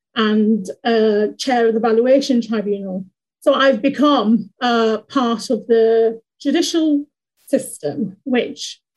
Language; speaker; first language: English; native; English